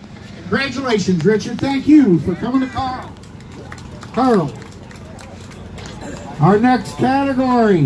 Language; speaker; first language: English; native; English